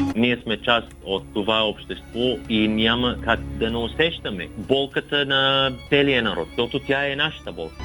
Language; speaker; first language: Bulgarian; non-native, fluent; Arabic